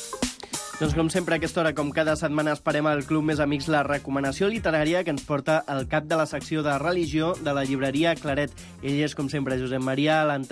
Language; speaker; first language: Catalan; native; Catalan